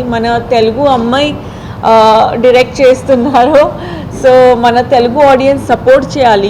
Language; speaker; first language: Telugu; non-native, fluent; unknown